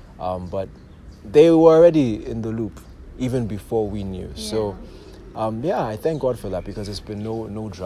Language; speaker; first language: English; non-native, local second language; Yoruba